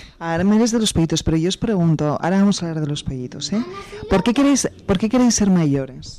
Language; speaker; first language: Spanish; native; Spanish